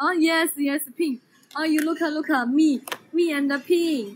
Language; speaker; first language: English; non-native, learner; Chinese